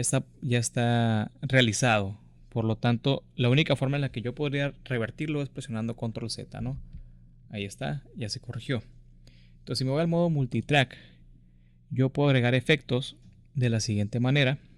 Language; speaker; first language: Spanish; native; Spanish